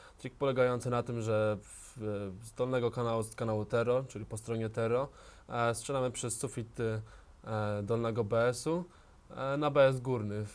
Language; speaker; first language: Polish; native; Polish